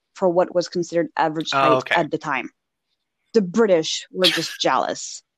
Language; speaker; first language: English; non-native, fluent; French